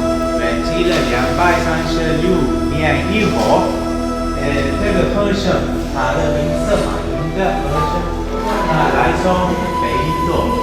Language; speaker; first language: Chinese; non-native, learner; Sinhala